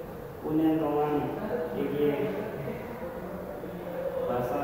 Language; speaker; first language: Korean; non-native, learner; Nepali